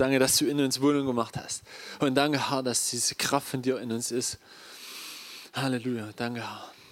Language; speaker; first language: German; native; German